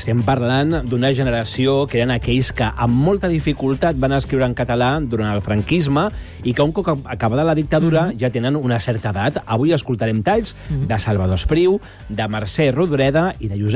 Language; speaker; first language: Catalan; native; Catalan